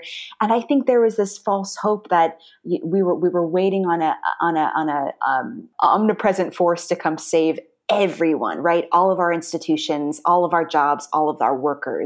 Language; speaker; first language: English; native; English